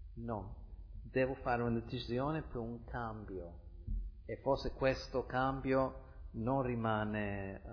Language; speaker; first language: Italian; early bilingual, heritage; Italian